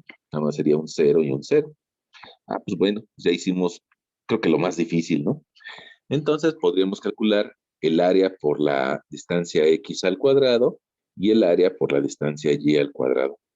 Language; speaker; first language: Spanish; native; Spanish